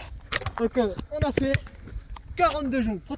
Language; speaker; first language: French; native; French